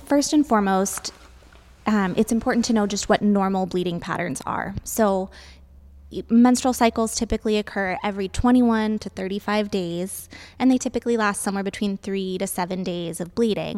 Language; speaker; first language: English; native; English